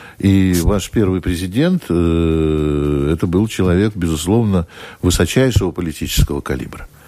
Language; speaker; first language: Russian; native; Russian